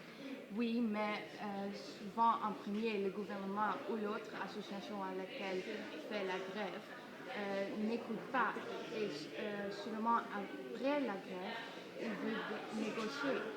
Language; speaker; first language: French; non-native, learner; Dutch